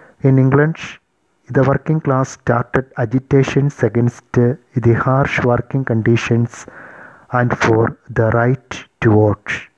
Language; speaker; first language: English; non-native, local second language; Malayalam